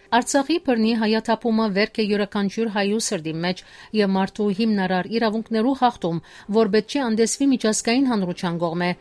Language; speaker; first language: Armenian; early bilingual, heritage; Armenian